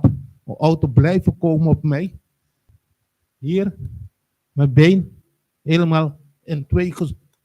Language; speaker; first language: Dutch; non-native, local second language; Papiamento